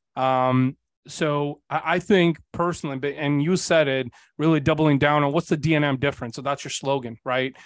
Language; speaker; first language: English; early bilingual, other home language; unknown